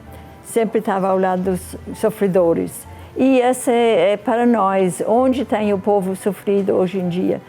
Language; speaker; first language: Portuguese; non-native, fluent; English